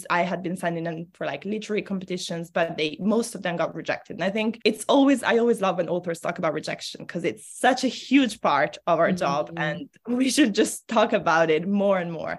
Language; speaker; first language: English; non-native, fluent; Italian